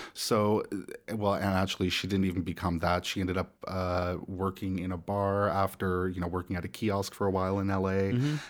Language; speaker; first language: English; native; English